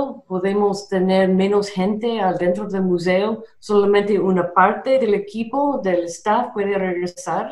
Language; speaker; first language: Spanish; non-native, fluent; English